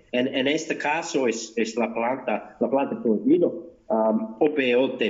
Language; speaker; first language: Spanish; non-native, fluent; English